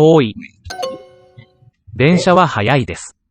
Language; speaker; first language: Japanese; non-native, learner; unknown